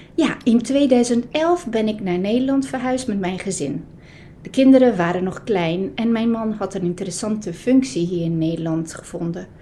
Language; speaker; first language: Dutch; early bilingual, other home language; Italian